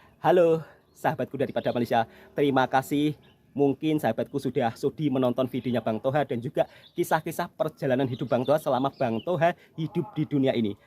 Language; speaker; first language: Indonesian; native; Indonesian